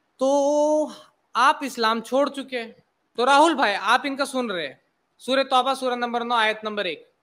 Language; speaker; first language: Hindi; native; Hindi